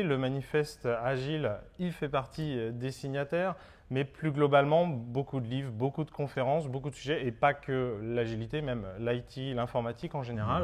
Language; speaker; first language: French; native; French